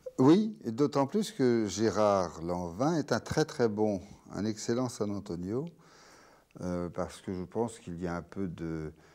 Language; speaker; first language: French; native; French